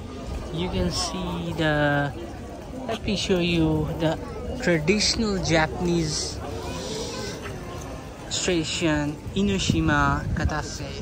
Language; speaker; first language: English; non-native, local second language; Urdu